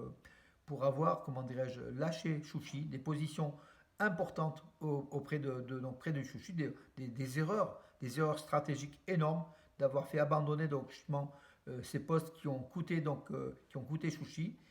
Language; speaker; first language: French; native; French